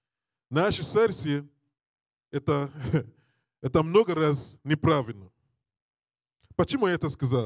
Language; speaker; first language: Russian; non-native, learner; English